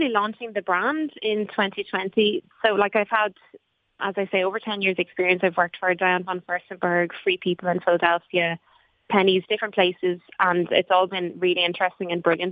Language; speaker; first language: English; native; English